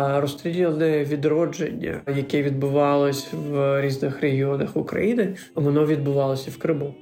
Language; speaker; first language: Ukrainian; non-native, local second language; Crimean Tatar